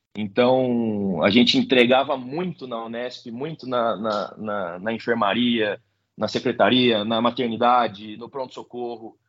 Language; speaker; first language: Portuguese; native; Portuguese